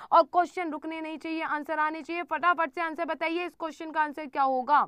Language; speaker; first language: Hindi; native; Hindi